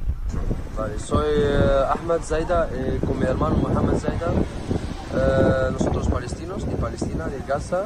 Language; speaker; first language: Spanish; non-native, learner; Arabic